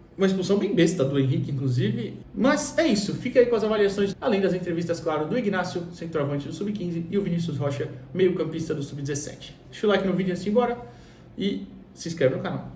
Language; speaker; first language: Portuguese; native; Portuguese